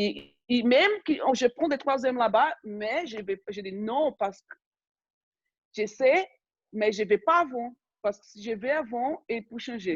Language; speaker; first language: French; non-native, fluent; Portuguese